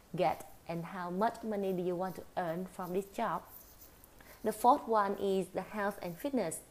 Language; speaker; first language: English; non-native, fluent; Vietnamese